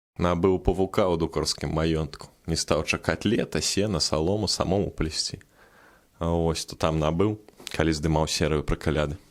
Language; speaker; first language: Belarusian; non-native, local second language; Russian